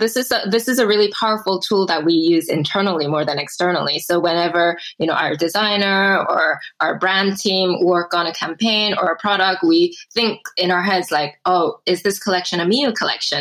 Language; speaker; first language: English; early bilingual, other home language; Korean